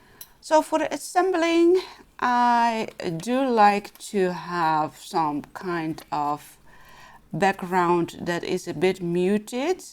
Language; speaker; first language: English; non-native, fluent; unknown